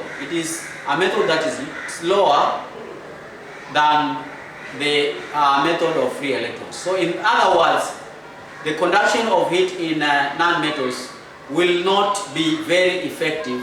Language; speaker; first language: English; non-native, local second language; Swahili